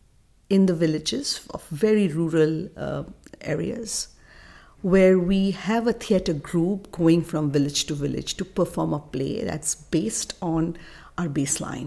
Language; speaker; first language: English; non-native, local second language; Bangla